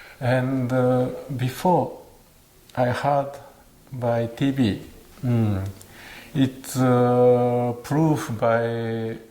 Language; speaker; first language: English; non-native, learner; Japanese